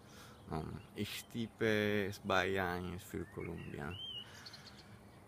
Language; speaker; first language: German; non-native, learner; Spanish